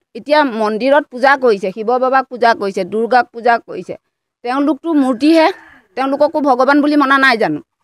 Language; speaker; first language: Assamese; native; Assamese